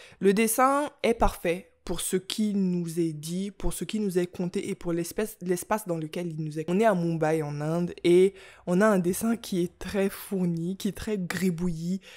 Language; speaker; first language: French; native; French